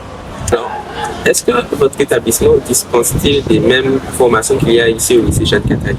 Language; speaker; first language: French; native; French